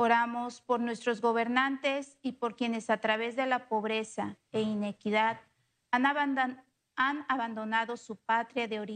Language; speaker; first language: Spanish; native; Spanish